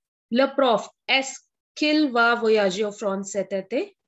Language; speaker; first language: French; non-native, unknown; Hindi